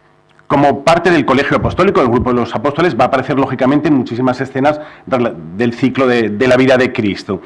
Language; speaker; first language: Spanish; native; Spanish